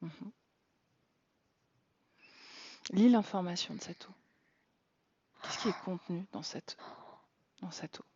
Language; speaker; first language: French; native; French